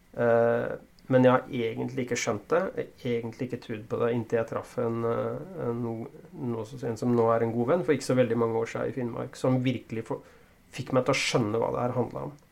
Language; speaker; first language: Norwegian; native; Norwegian